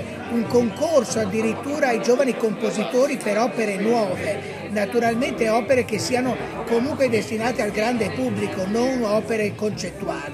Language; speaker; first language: Italian; native; Italian